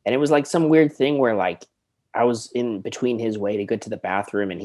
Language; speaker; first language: English; native; English